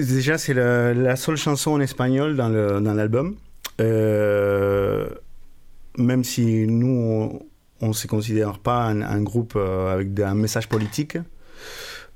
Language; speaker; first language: French; non-native, fluent; Spanish